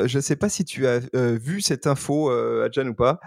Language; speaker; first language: French; native; French